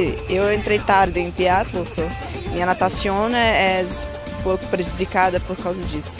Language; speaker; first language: Spanish; non-native, learner; Portuguese